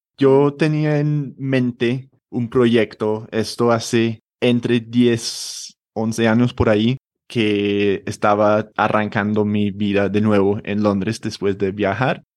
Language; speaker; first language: Spanish; non-native, fluent; English